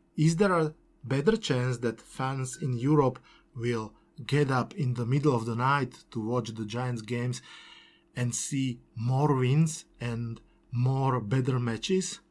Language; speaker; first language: English; non-native, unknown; Slovak